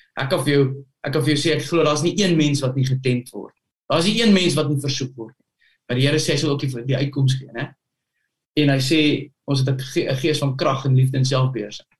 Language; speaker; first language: Afrikaans; native; Afrikaans